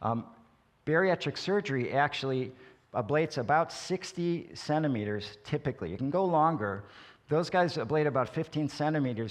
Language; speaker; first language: English; native; English